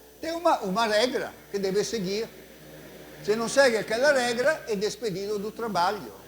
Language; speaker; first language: Portuguese; non-native, fluent; Italian